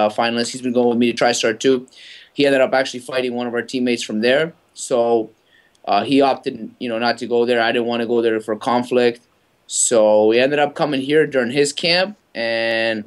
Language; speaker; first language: English; native; English